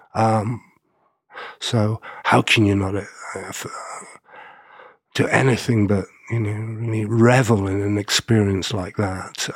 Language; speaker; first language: English; native; English